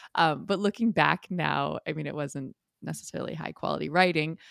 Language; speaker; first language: English; native; English